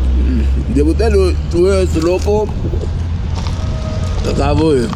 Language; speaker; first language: Spanish; non-native, learner; Haitian Creole